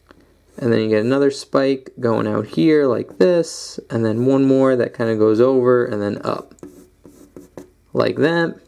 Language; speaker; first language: English; native; English